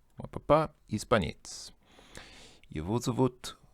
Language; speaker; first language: Russian; non-native, learner; English